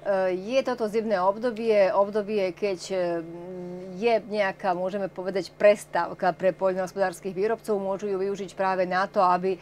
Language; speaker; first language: Slovak; native; Slovak